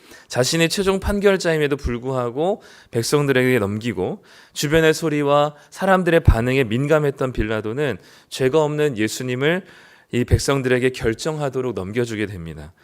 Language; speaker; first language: Korean; native; Korean